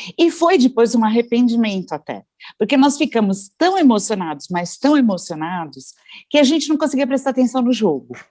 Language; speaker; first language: Portuguese; native; Portuguese